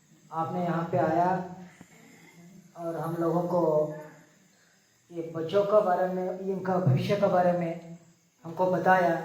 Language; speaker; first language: Hindi; non-native, local second language; Kannada